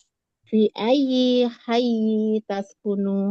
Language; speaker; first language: Arabic; non-native, learner; Indonesian